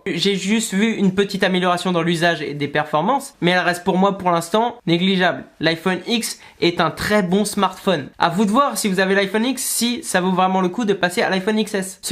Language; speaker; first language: French; native; French